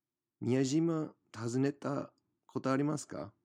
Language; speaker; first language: Japanese; non-native, fluent; English